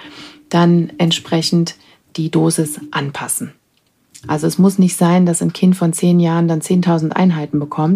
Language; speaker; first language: German; native; German